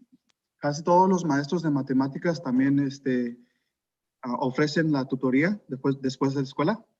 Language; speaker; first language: Spanish; early bilingual, heritage; Spanish